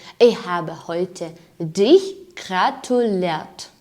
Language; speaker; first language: German; non-native, learner; Ukrainian